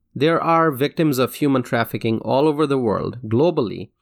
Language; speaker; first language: English; non-native, local second language; Bangla